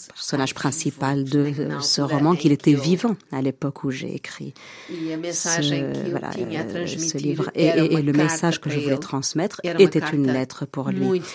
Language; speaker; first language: French; non-native, fluent; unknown